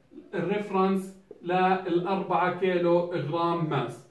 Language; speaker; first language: Arabic; native; Arabic